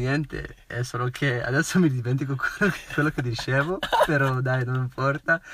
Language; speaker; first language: Italian; non-native, fluent; English